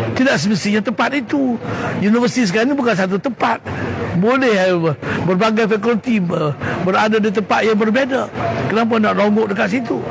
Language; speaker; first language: Malay; native; Malay